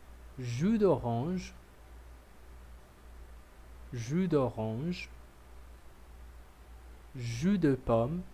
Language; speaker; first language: French; non-native, learner; Portuguese